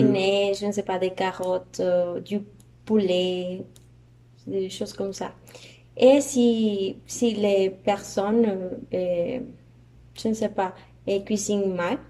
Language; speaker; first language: French; non-native, learner; Spanish